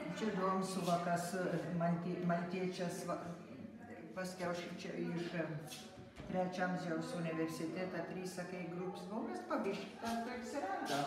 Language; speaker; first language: Lithuanian; native; Lithuanian